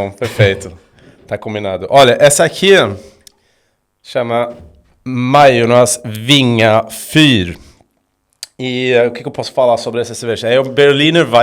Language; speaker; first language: Portuguese; non-native, fluent; Swedish